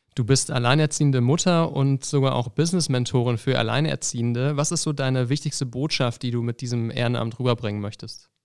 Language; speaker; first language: German; native; German